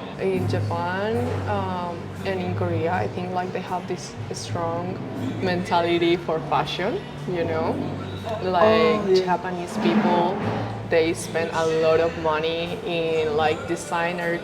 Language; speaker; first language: English; non-native, fluent; Spanish